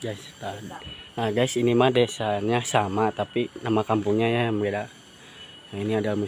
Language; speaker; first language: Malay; non-native, local second language; Sundanese